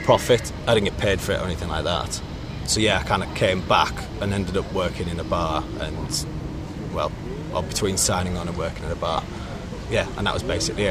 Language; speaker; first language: English; native; English